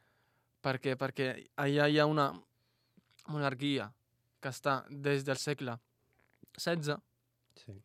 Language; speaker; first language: Catalan; non-native, fluent; Arabic